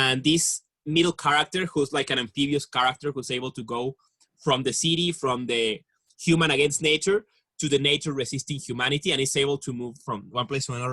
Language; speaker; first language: English; non-native, fluent; Spanish